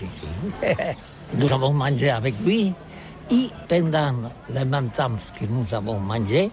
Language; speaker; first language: French; non-native, learner; Catalan